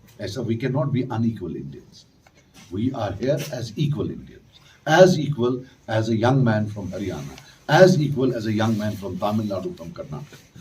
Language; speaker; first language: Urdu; non-native, local second language; Kashmiri